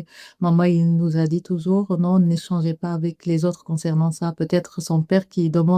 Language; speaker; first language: French; non-native, learner; Arabic